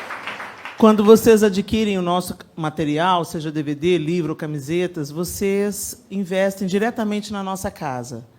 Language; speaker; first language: Portuguese; native; Portuguese